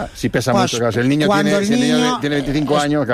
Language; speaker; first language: Spanish; native; Spanish